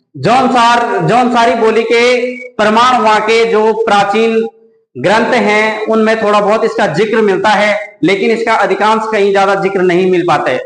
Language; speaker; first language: Hindi; native; Hindi